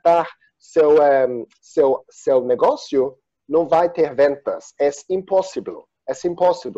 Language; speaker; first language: Spanish; non-native, learner; Portuguese